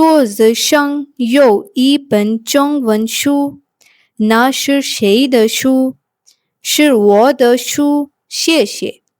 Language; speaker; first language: Chinese; non-native, fluent; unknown